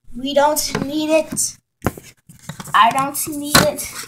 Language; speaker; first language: English; native; English